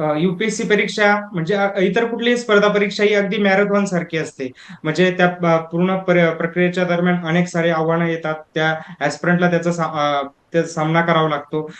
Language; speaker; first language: Marathi; native; Marathi